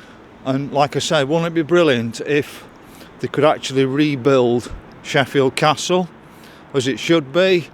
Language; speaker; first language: English; native; English